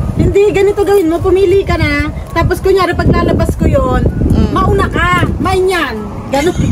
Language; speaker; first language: Filipino; non-native, local second language; Cebuano